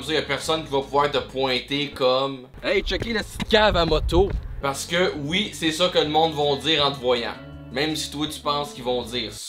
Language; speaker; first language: French; native; French